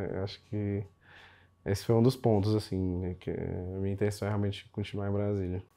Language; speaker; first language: Portuguese; native; Portuguese